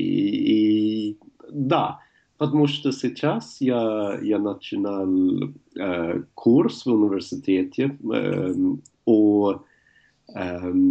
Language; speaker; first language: Russian; non-native, learner; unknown